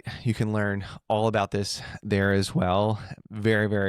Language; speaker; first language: English; native; English